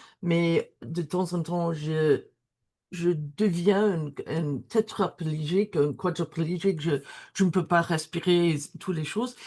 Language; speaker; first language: French; non-native, learner; English